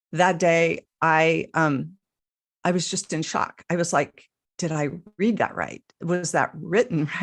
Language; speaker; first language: English; native; English